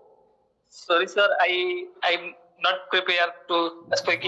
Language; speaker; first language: English; non-native, learner; Hindi